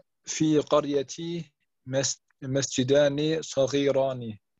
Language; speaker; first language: Arabic; non-native, learner; German